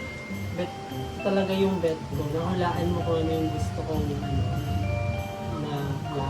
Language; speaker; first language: Filipino; native; Filipino